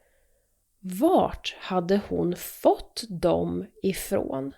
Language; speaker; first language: Swedish; native; Swedish